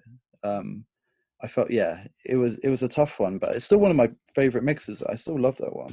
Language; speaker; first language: English; native; English